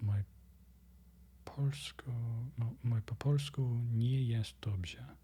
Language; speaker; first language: Polish; non-native, learner; English